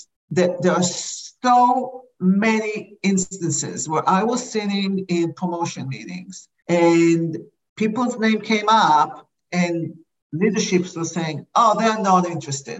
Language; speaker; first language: English; non-native, fluent; Hebrew